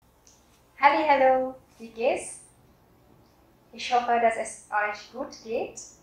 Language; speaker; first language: German; non-native, fluent; Vietnamese